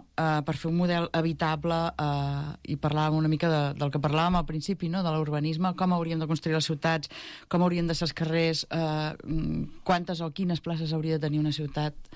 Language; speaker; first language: Catalan; native; Catalan